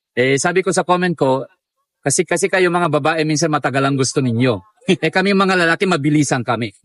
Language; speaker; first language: Filipino; non-native, local second language; Iloko